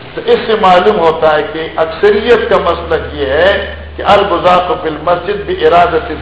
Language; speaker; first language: Urdu; non-native, local second language; Pashto